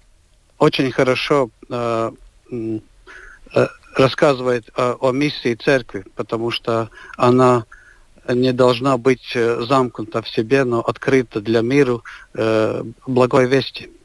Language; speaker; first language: Russian; non-native, local second language; Latvian